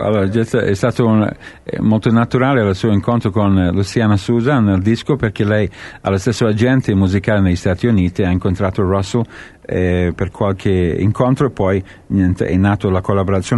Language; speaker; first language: Italian; non-native, fluent; English